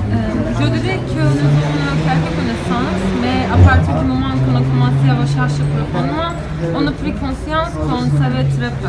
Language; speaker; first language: French; non-native, fluent; Turkish